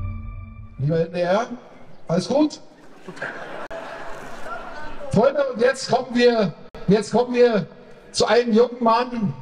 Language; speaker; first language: German; native; German